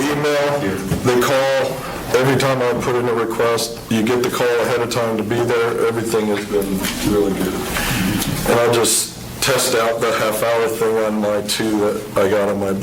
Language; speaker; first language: English; native; English